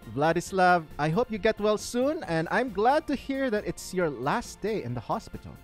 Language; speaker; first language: English; non-native, local second language; Filipino